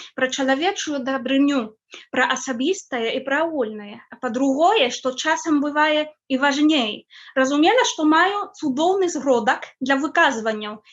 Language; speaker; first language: Belarusian; non-native, fluent; Spanish